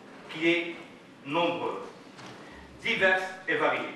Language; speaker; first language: French; non-native, local second language; Arabic